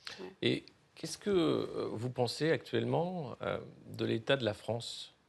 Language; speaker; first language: French; native; French